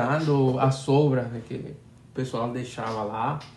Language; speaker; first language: Portuguese; non-native, learner; Spanish